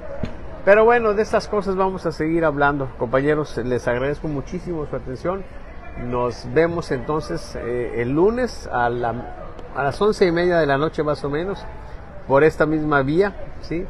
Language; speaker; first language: Spanish; native; Spanish